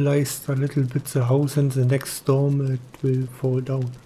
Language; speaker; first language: English; non-native, learner; German